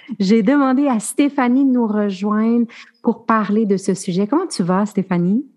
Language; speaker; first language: French; native; French